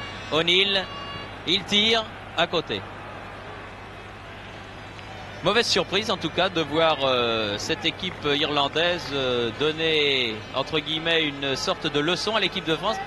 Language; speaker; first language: French; native; French